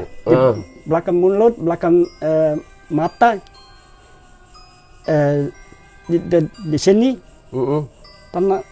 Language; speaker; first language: Indonesian; non-native, learner; Dutch